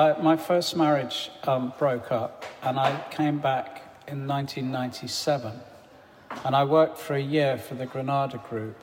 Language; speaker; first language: English; native; English